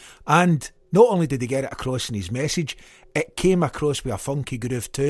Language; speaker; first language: English; native; English